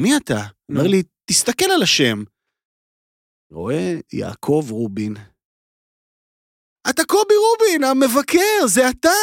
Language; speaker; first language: Hebrew; native; Hebrew